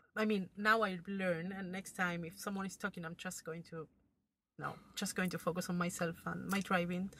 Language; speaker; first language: English; non-native, fluent; Spanish